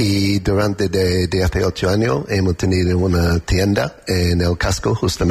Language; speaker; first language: Spanish; non-native, learner; English